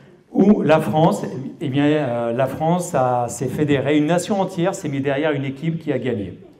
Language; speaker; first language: French; native; French